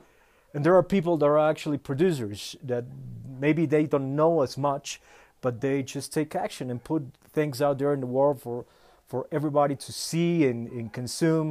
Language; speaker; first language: English; non-native, fluent; Spanish